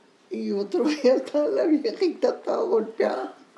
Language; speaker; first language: Spanish; early bilingual, heritage; Spanish